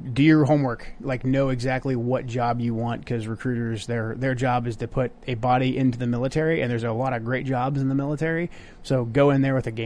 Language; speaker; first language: English; native; English